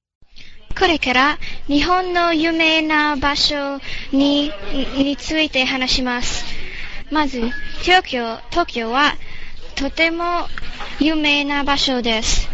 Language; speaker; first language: Japanese; non-native, learner; English